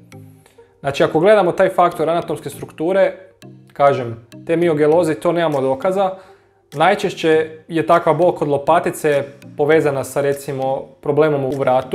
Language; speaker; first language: Croatian; native; Croatian